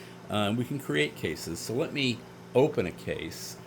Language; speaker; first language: English; native; English